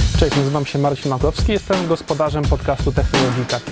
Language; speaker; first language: Polish; native; Polish